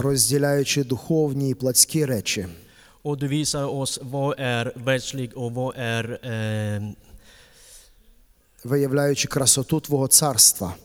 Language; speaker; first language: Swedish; non-native, fluent; Ukrainian